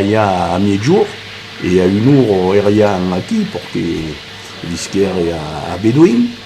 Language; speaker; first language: Occitan; native; Occitan